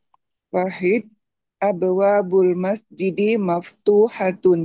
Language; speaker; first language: Arabic; non-native, learner; Indonesian